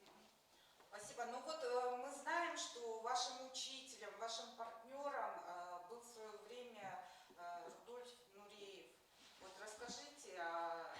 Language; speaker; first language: Russian; native; Russian